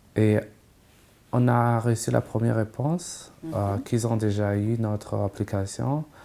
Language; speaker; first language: French; non-native, local second language; Kinyarwanda